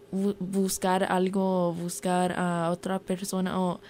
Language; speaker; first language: Spanish; early bilingual, heritage; Spanish